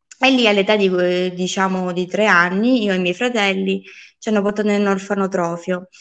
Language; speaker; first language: Italian; early bilingual, other home language; Polish